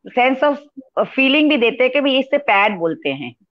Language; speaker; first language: Hindi; non-native, local second language; Gujarati